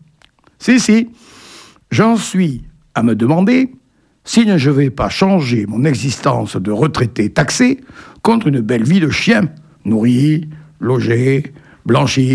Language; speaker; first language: French; native; French